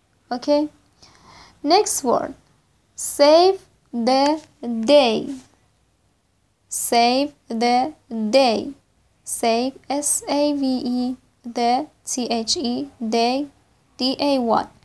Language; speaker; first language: English; non-native, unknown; Persian